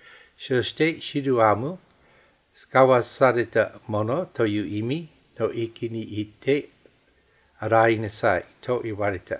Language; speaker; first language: Japanese; non-native, fluent; English